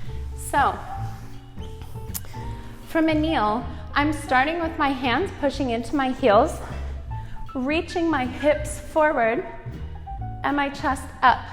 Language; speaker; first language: English; native; English